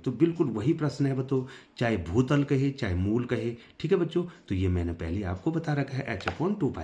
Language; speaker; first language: Hindi; native; Hindi